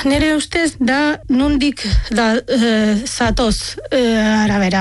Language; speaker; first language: Basque; non-native, fluent; Arabic